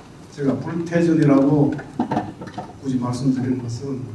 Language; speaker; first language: Korean; native; Korean